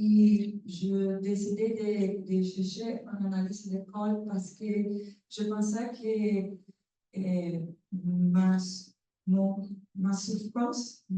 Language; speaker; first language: French; non-native, learner; Portuguese